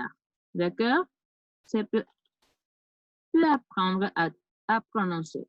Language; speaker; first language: French; non-native, fluent; Spanish